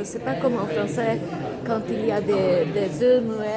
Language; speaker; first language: French; non-native, fluent; Slovenian